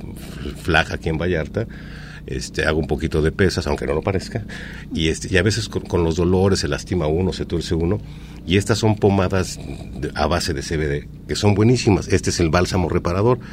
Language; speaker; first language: Spanish; native; Spanish